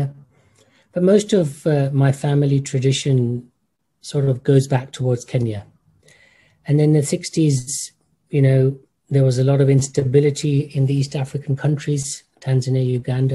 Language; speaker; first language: English; native; English